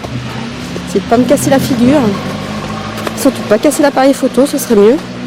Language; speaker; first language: French; native; French